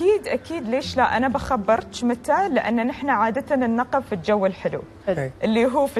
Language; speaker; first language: Arabic; native; Arabic